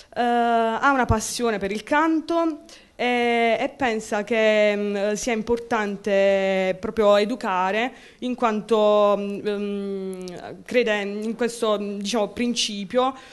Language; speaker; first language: Italian; native; Italian